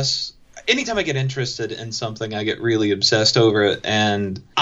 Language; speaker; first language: English; native; English